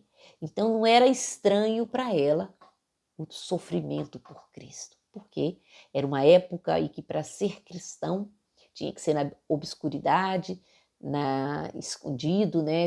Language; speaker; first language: Portuguese; native; Portuguese